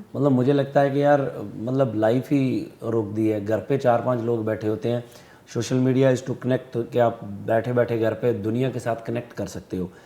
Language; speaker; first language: Hindi; non-native, local second language; Punjabi